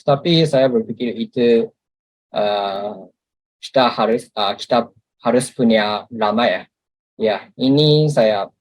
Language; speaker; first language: Indonesian; non-native, learner; Japanese